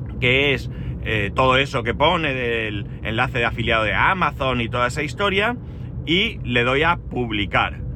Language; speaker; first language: Spanish; native; Spanish